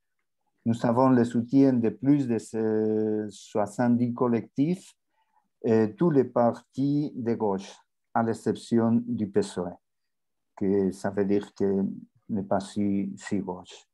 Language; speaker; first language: French; non-native, learner; Spanish